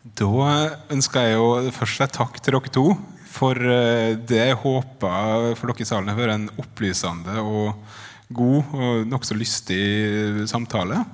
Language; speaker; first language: Norwegian; native; Norwegian